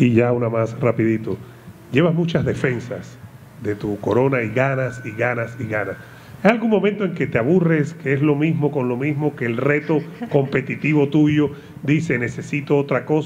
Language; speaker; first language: Spanish; native; Spanish